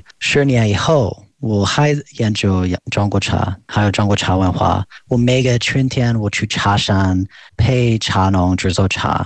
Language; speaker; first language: Chinese; non-native, fluent; English